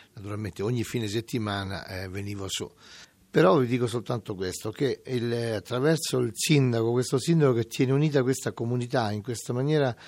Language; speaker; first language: Italian; native; Italian